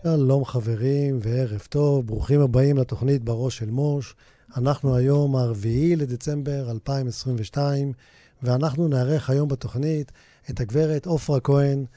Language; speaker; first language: Hebrew; native; Hebrew